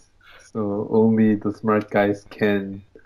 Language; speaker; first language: English; non-native, learner; Korean